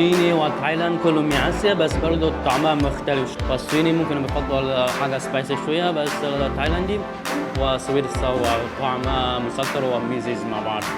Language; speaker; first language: Arabic; non-native, fluent; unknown